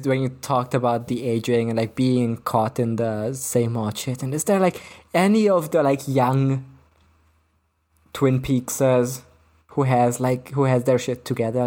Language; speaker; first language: English; non-native, fluent; German